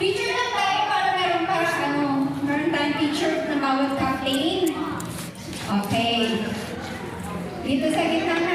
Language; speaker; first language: Filipino; native; Filipino